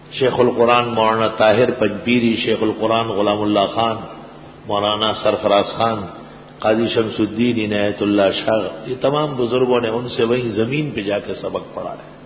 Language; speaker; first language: Urdu; non-native, local second language; Pashto